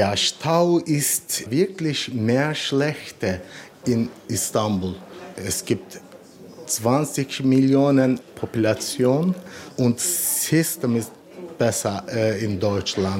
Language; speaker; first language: German; non-native, learner; Turkish